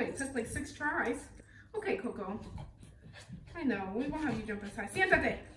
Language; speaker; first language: English; native; English